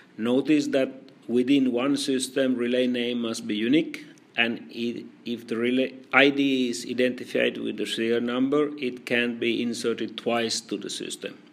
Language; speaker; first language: English; non-native, fluent; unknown